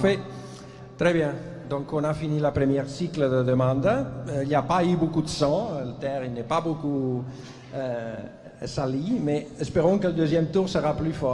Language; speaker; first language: French; non-native, fluent; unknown